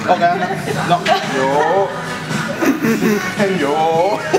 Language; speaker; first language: Finnish; non-native, learner; Spanish